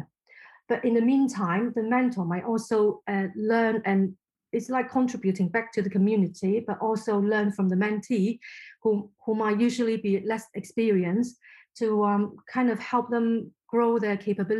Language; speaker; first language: English; non-native, local second language; Cantonese